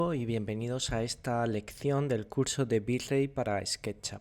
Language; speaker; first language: Spanish; native; Spanish